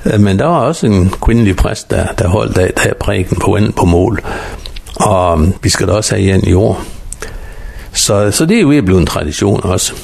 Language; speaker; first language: Danish; native; Danish